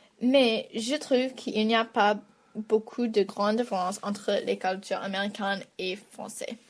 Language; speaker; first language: French; non-native, fluent; English